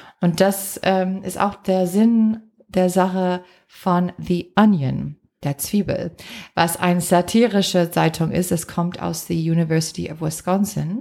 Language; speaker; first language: German; non-native, fluent; English